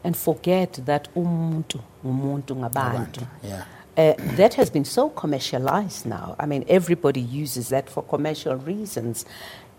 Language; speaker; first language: English; non-native, local second language; Zulu